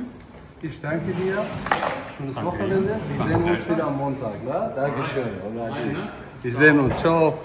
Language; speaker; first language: German; non-native, fluent; Persian